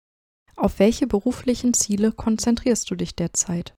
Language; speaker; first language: German; native; German